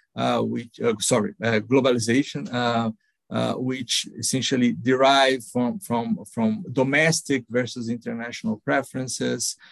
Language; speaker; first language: English; non-native, fluent; Portuguese